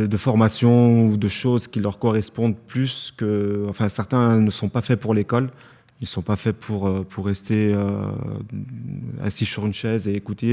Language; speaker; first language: French; native; French